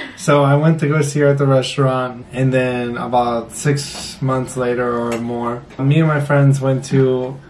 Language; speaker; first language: English; native; English